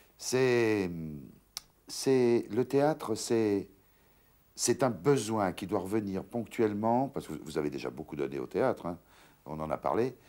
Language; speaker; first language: French; native; French